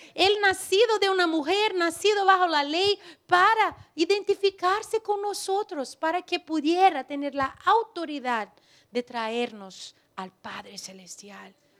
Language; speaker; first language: Spanish; non-native, fluent; Portuguese